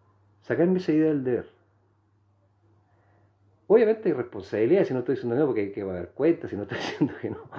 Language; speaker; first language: Spanish; native; Spanish